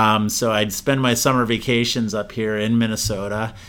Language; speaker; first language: English; native; English